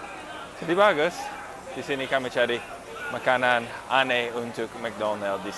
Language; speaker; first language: Indonesian; non-native, fluent; English